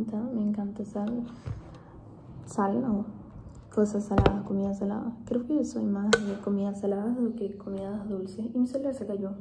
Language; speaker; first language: Spanish; non-native, fluent; Portuguese